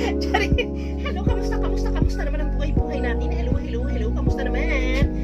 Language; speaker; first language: Filipino; non-native, local second language; Kinaray-a